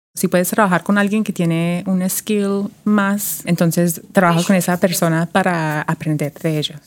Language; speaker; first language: Spanish; early bilingual, heritage; Spanish